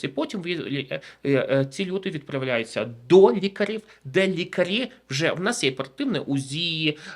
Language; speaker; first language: Ukrainian; native; Ukrainian